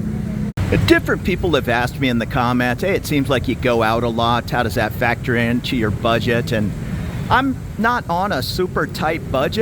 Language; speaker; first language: English; native; English